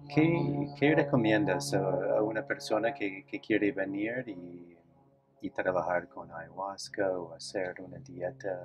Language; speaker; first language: Spanish; non-native, fluent; English